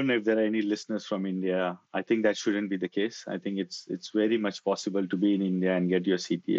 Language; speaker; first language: English; non-native, local second language; Marathi